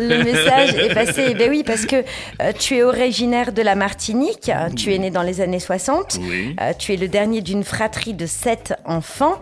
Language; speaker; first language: French; native; French